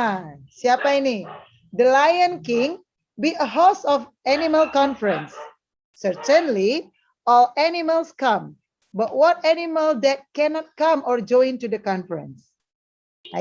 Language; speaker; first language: English; non-native, learner; Indonesian